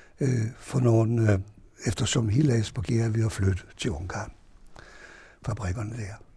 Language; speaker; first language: Danish; non-native, fluent; Hungarian